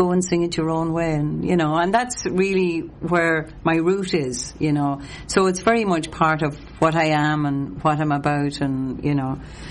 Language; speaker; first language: English; non-native, local second language; Irish